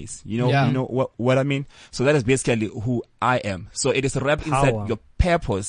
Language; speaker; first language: English; non-native, local second language; Northern Sotho